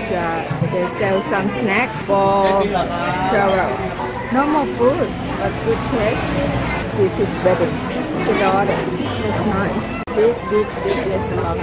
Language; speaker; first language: English; non-native, learner; Thai